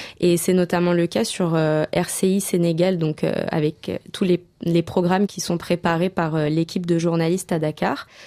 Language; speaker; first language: French; native; French